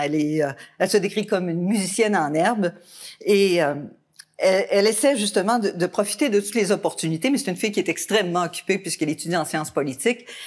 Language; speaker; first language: French; native; French